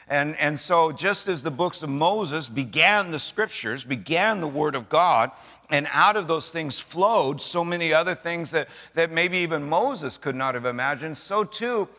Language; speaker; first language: English; native; English